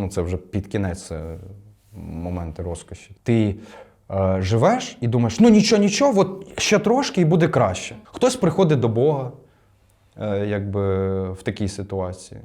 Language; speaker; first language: Ukrainian; non-native, local second language; Russian